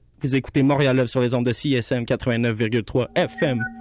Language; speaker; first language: French; native; French